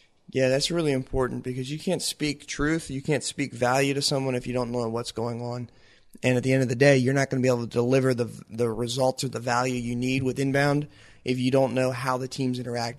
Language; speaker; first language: English; native; English